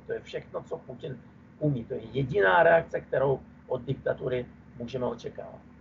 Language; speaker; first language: Czech; non-native, fluent; Russian